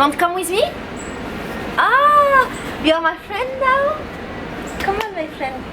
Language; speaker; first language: English; non-native, learner; French